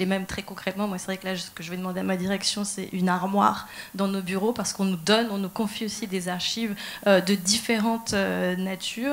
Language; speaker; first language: French; native; French